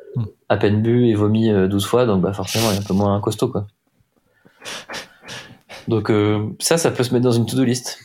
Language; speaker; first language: French; native; French